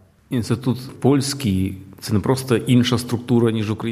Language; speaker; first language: Polish; non-native, learner; Ukrainian